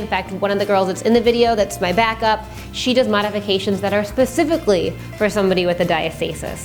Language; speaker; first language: English; native; English